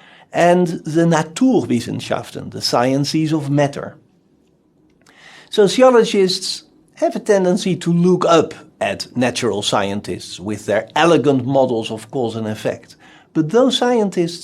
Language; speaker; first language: English; non-native, fluent; Dutch